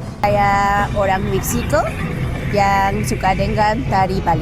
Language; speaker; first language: Indonesian; non-native, fluent; Spanish